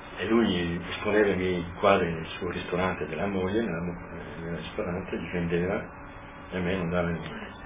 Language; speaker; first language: Italian; non-native, local second language; Friulian